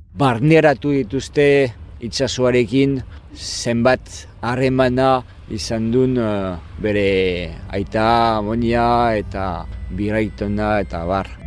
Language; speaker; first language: Basque; non-native, fluent; French